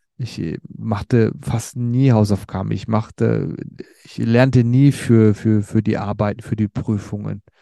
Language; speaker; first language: German; early bilingual, other home language; Turkish